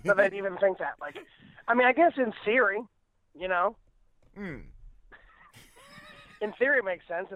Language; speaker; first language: English; native; English